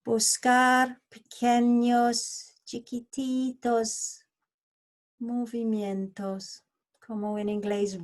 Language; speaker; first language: Spanish; non-native, learner; English